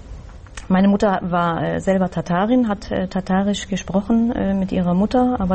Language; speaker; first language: German; early bilingual, other home language; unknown